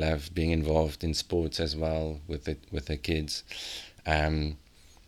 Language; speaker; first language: English; non-native, local second language; Afrikaans